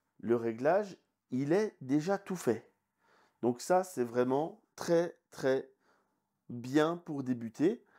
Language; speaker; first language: French; native; French